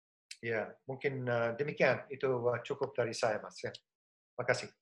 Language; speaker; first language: Indonesian; non-native, fluent; English